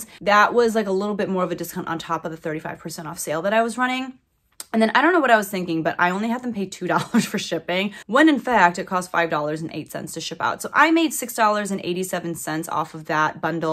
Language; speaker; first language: English; native; English